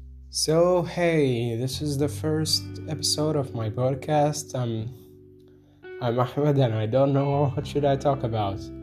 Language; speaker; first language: English; non-native, fluent; Arabic